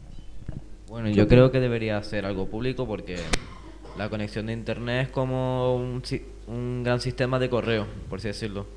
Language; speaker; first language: Spanish; native; Spanish